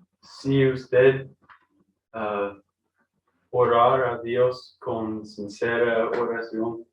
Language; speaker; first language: Spanish; non-native, learner; English